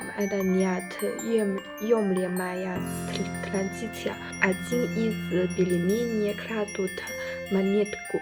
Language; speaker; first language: Russian; non-native, learner; Chinese